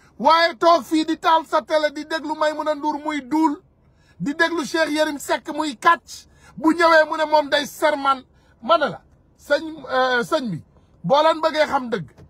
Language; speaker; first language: Wolof; non-native, local second language; Soninke